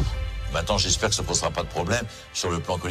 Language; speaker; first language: French; native; French